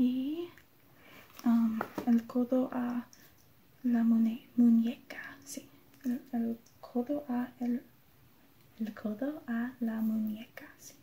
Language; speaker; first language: Spanish; non-native, learner; English